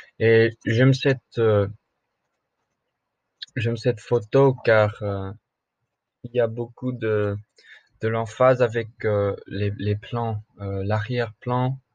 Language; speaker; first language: French; non-native, learner; English